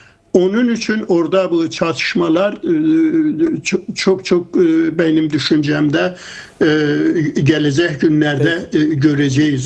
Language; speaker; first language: Turkish; non-native, fluent; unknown